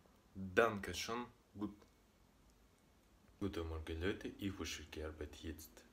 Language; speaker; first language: German; non-native, learner; Russian